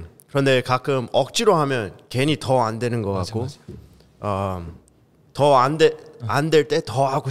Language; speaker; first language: Korean; early bilingual, heritage; Korean